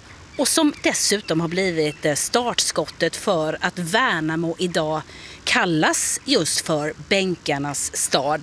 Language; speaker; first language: Swedish; native; Swedish